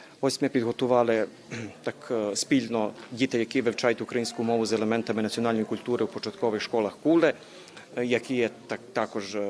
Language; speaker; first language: Ukrainian; early bilingual, heritage; Ukrainian